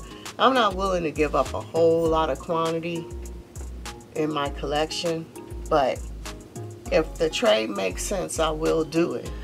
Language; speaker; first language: English; native; English